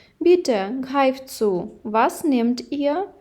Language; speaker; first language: German; non-native, fluent; Ukrainian